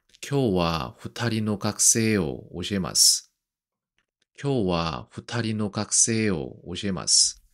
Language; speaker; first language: Japanese; non-native, learner; Korean